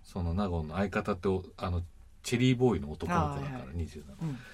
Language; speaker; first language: Japanese; native; Japanese